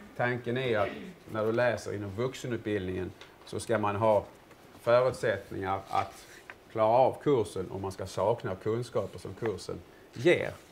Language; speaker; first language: Swedish; native; Swedish